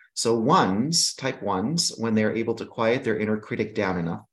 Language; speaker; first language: English; early bilingual, other home language; Greek